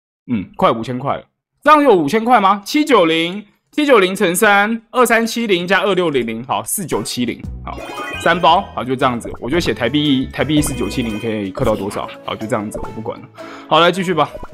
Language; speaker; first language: Chinese; native; Chinese